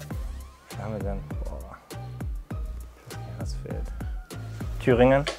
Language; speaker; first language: German; native; German